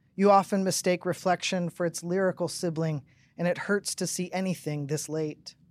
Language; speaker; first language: English; native; English